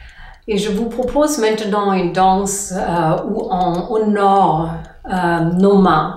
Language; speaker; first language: French; non-native, learner; German